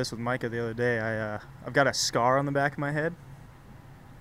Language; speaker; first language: English; native; English